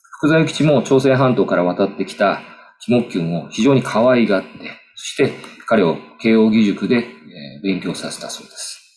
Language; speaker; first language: Japanese; native; Japanese